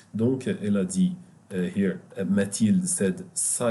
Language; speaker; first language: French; non-native, fluent; Arabic